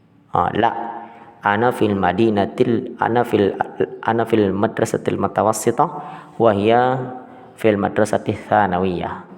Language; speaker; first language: Arabic; non-native, fluent; Indonesian